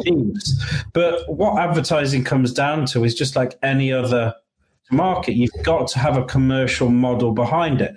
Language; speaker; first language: English; native; English